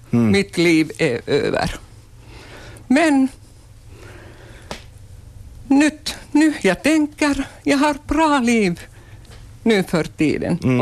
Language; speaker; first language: Swedish; non-native, local second language; Finnish